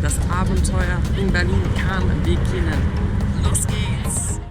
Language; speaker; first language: German; non-native, learner; English